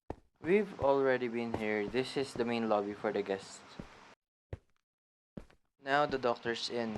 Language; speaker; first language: English; non-native, local second language; Filipino